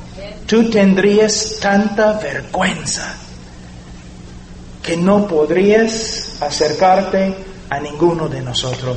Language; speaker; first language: Spanish; non-native, fluent; English